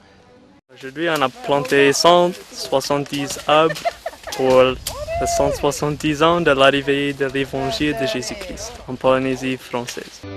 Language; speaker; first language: French; non-native, local second language; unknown